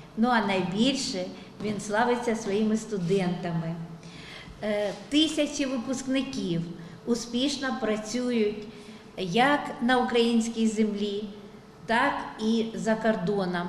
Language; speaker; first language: Ukrainian; native; Ukrainian